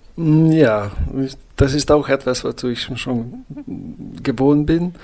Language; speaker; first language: German; non-native, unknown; Hungarian